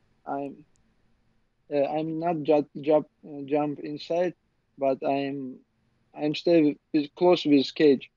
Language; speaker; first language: English; non-native, learner; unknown